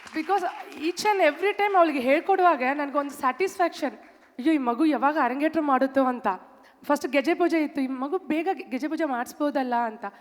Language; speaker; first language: Kannada; non-native, local second language; Tamil